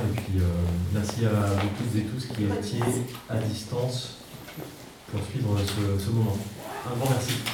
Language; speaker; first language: French; native; French